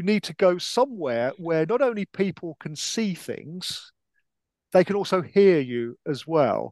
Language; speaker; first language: English; native; English